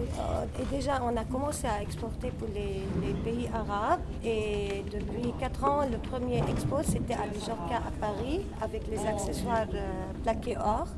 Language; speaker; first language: French; non-native, fluent; Arabic